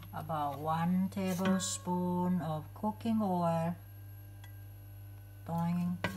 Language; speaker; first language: English; non-native, learner; Thai